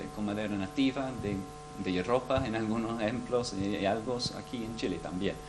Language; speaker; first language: Spanish; non-native, fluent; English